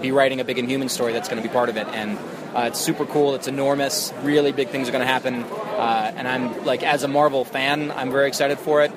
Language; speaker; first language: English; native; English